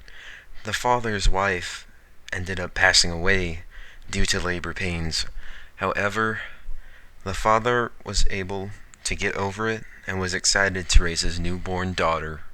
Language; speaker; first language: English; native; English